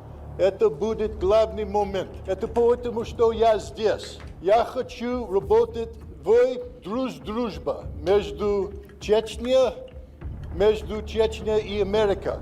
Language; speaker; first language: Russian; non-native, learner; English